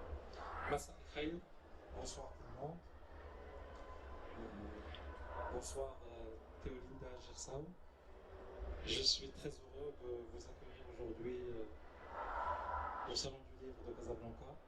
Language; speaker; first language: French; non-native, local second language; Arabic